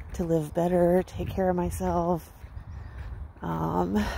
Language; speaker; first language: English; native; English